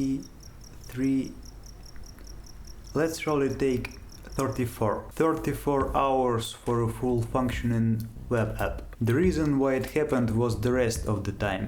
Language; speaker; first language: English; non-native, fluent; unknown